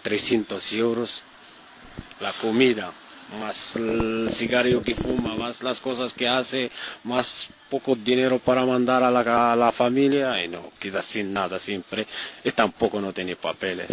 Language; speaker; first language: Spanish; non-native, learner; Arabic